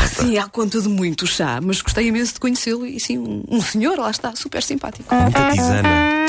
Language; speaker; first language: Portuguese; native; Portuguese